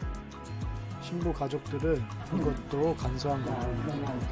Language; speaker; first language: Korean; native; Korean